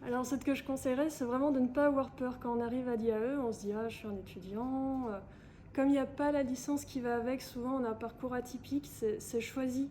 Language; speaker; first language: French; native; French